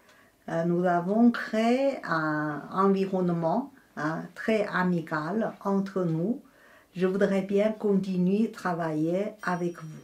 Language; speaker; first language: French; non-native, fluent; Chinese